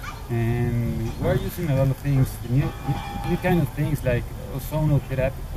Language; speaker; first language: English; non-native, fluent; Spanish